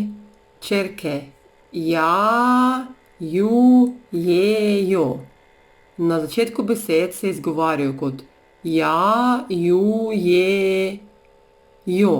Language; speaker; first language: Slovenian; non-native, fluent; Russian